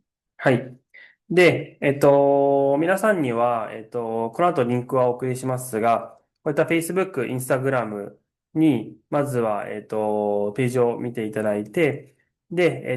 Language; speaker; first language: Japanese; native; Japanese